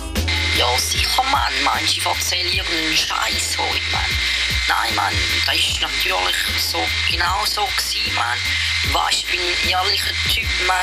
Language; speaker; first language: German; native; German